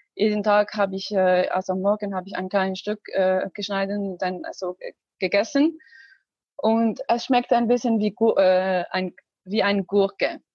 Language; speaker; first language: German; non-native, learner; Arabic